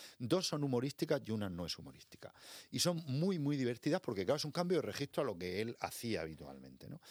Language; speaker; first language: Spanish; native; Spanish